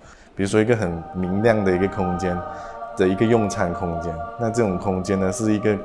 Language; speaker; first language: Chinese; native; Chinese